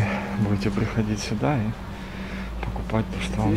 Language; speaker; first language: Russian; native; Russian